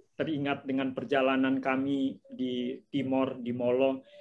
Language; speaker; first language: Indonesian; native; Indonesian